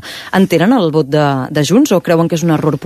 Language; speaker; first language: Catalan; native; Catalan